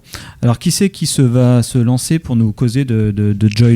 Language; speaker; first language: French; native; French